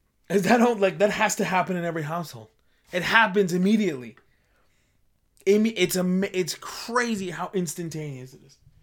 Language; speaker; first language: English; early bilingual, other home language; Spanish